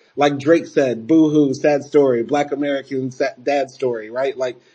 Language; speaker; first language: English; native; English